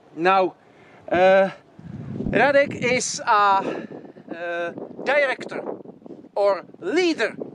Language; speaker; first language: English; non-native, fluent; Czech